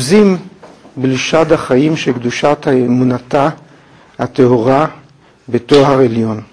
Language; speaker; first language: Hebrew; native; Hebrew